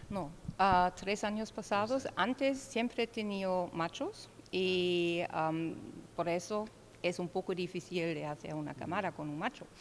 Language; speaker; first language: Spanish; non-native, learner; German